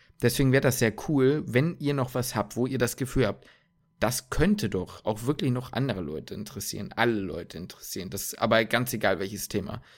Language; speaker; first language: German; native; German